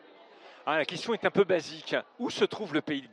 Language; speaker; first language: French; native; French